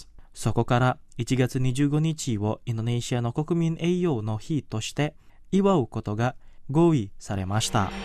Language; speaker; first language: Japanese; non-native, fluent; Indonesian